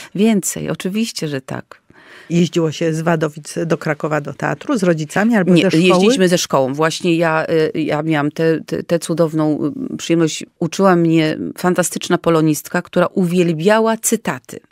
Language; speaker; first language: Polish; native; Polish